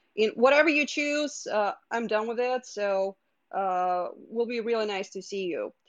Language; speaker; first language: English; non-native, fluent; Russian